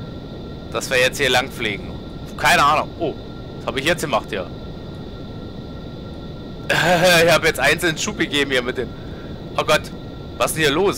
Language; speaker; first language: German; native; German